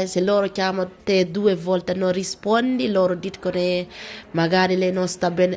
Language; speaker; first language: Italian; non-native, learner; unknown